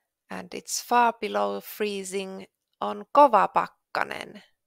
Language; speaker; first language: English; non-native, fluent; Finnish